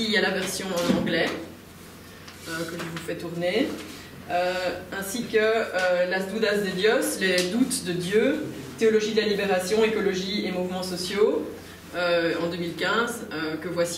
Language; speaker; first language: French; native; French